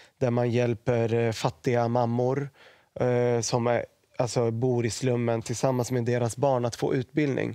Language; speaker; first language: Swedish; early bilingual, other home language; Arabic